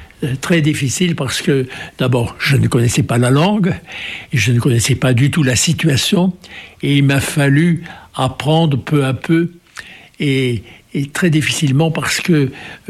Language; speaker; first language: French; native; French